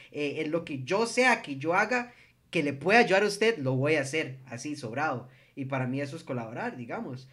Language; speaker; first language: Spanish; native; Spanish